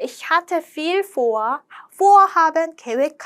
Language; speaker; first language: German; non-native, fluent; Korean